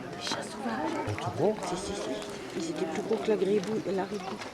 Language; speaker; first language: French; native; French